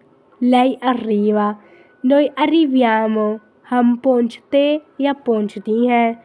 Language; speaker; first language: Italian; non-native, fluent; Urdu